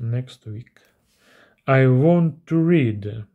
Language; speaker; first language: English; non-native, learner; Russian